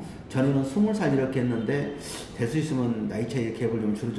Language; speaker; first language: Korean; native; Korean